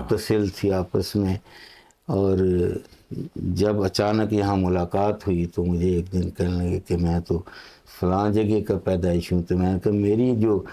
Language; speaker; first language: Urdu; non-native, local second language; Punjabi